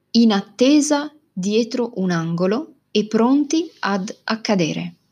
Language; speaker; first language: Italian; native; Italian